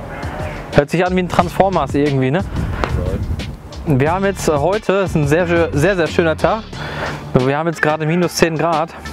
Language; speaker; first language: German; native; German